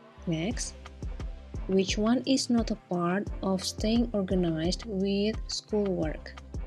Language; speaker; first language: English; non-native, fluent; Indonesian